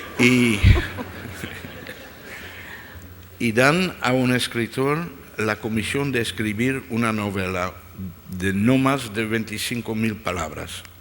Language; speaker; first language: Spanish; non-native, fluent; Dutch